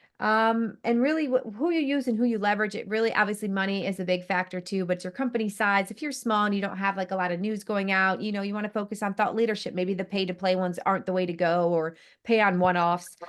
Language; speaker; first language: English; native; English